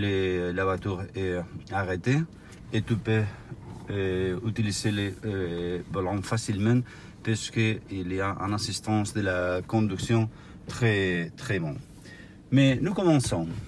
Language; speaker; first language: French; non-native, learner; Spanish